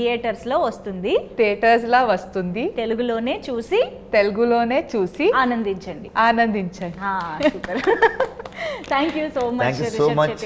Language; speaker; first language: Telugu; native; Telugu